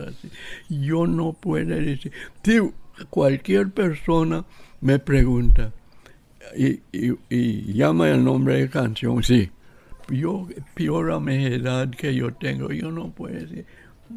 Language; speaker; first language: Spanish; non-native, local second language; English